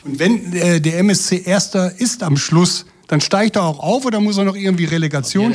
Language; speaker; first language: German; native; German